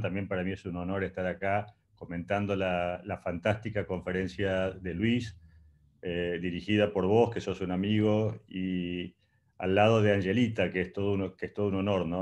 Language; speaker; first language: Spanish; native; Spanish